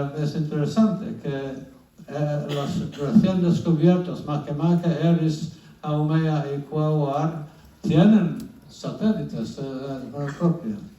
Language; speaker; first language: Spanish; non-native, fluent; English